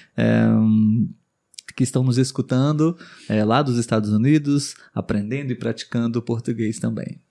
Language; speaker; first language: Portuguese; native; Portuguese